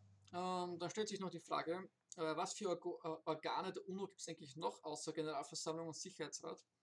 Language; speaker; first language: German; native; German